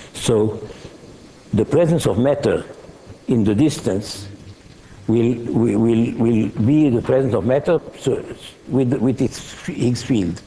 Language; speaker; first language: English; non-native, fluent; Hebrew